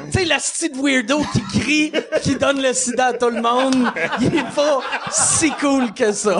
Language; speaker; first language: French; native; French